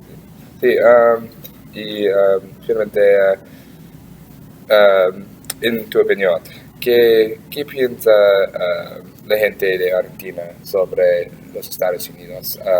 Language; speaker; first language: Spanish; non-native, learner; English